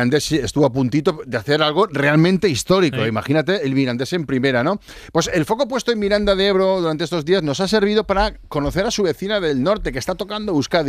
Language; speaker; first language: Spanish; native; Spanish